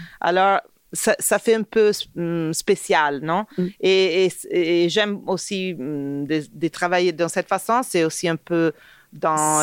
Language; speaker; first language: French; non-native, fluent; Italian